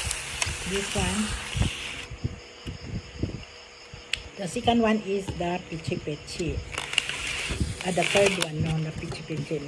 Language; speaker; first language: English; non-native, local second language; Cebuano